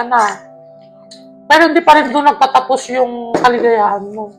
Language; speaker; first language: Filipino; non-native, local second language; Iloko